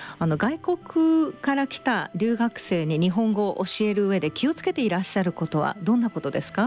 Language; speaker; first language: Japanese; native; Japanese